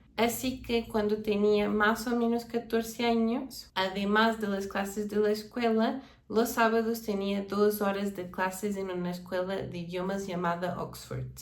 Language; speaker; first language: Spanish; non-native, fluent; Portuguese